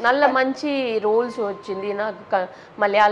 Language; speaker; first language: Telugu; non-native, learner; Tamil